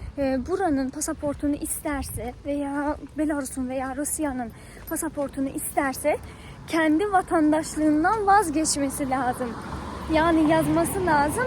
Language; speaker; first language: Turkish; non-native, fluent; Persian